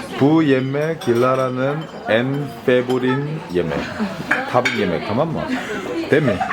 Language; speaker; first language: Turkish; non-native, learner; Korean